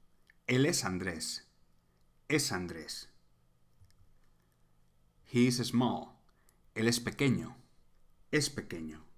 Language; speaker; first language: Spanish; non-native, fluent; English